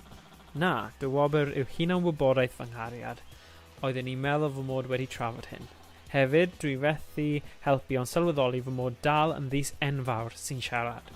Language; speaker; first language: Welsh; non-native, local second language; English